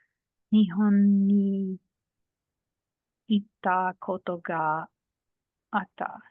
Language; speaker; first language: Japanese; non-native, learner; English